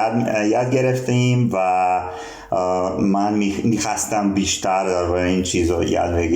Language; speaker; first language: Persian; non-native, learner; Serbian